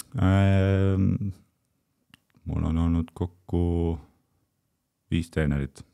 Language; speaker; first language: Estonian; native; Estonian